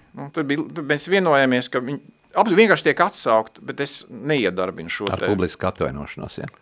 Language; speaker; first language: Latvian; native; Latvian